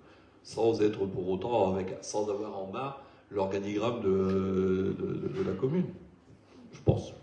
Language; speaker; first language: French; native; French